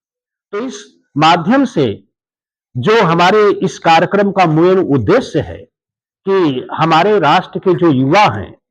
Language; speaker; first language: Hindi; native; Hindi